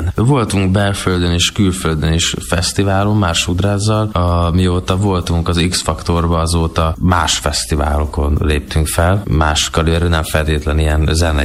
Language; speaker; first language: Hungarian; native; Hungarian